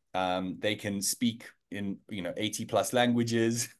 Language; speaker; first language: English; native; English